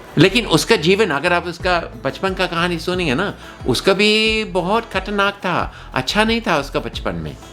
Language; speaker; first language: Hindi; non-native, fluent; English